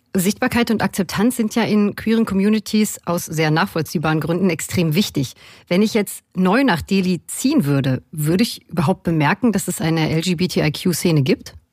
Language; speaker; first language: German; native; German